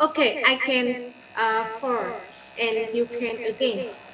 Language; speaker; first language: English; non-native, learner; Vietnamese